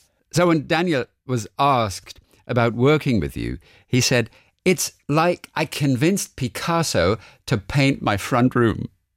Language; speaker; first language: English; non-native, fluent; German